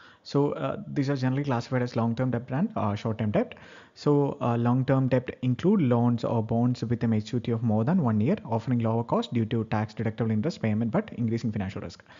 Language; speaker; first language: English; non-native, local second language; Malayalam